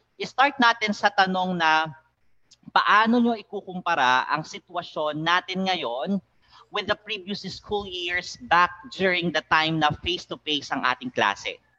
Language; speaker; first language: Filipino; native; Filipino